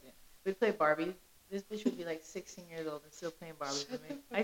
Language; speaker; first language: English; early bilingual, other home language; Spanish